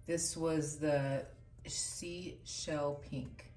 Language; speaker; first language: English; native; English